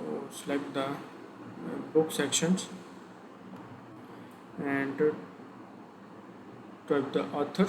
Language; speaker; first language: English; non-native, learner; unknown